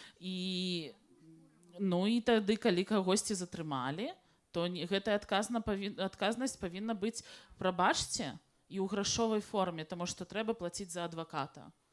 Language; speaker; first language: Belarusian; native; Belarusian